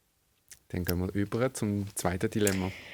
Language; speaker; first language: German; native; German